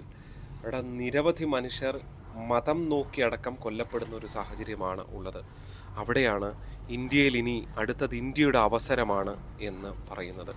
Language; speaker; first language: Malayalam; native; Malayalam